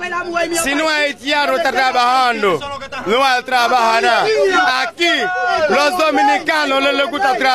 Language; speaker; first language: Spanish; non-native, learner; Haitian Creole